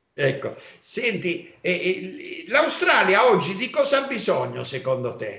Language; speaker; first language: Italian; native; Italian